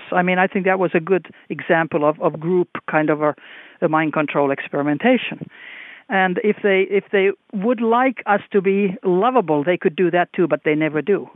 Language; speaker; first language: English; non-native, fluent; Finnish